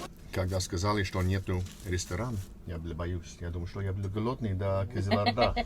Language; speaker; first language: Russian; non-native, learner; English